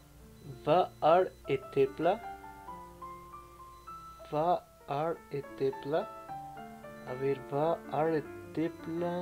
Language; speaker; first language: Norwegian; non-native, learner; Spanish